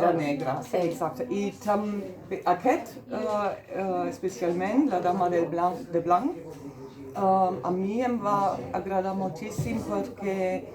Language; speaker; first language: Catalan; non-native, fluent; German